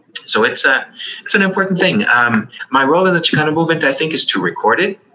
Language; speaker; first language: English; early bilingual, other home language; Spanish